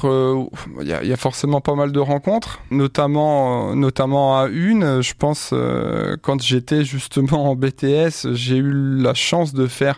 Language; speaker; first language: French; native; French